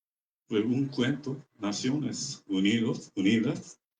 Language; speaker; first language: Spanish; non-native, learner; Japanese